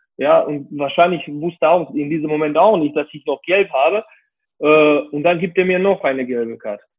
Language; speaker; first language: German; non-native, fluent; Serbian